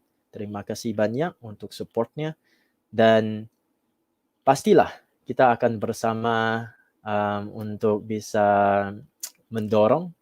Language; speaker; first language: Indonesian; non-native, fluent; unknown